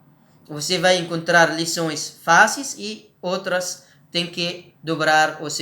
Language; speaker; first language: Portuguese; non-native, learner; Arabic